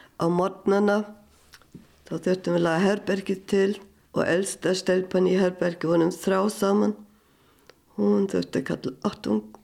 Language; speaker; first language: Icelandic; non-native, fluent; German